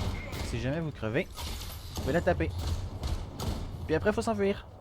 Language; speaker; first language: French; native; French